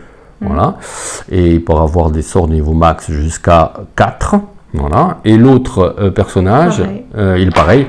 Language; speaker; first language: French; native; French